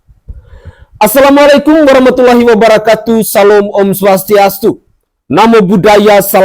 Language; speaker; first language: Indonesian; native; Indonesian